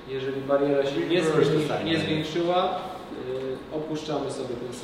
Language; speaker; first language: Polish; native; Polish